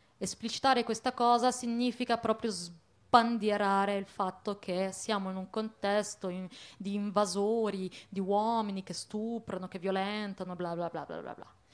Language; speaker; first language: Italian; early bilingual, other home language; Arabic